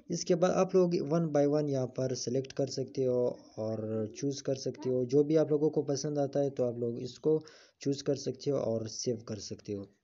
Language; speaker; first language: Urdu; non-native, local second language; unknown